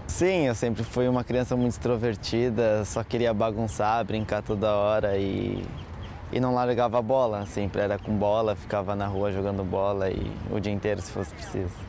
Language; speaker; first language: Portuguese; native; Portuguese